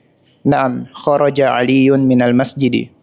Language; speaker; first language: Arabic; non-native, learner; Russian